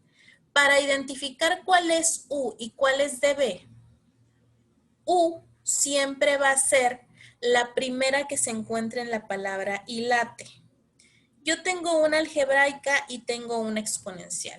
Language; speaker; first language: Spanish; native; Spanish